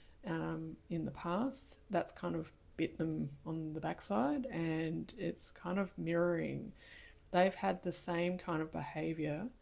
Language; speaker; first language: English; native; English